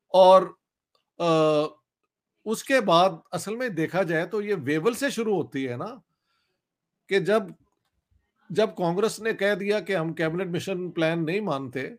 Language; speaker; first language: Urdu; non-native, local second language; Punjabi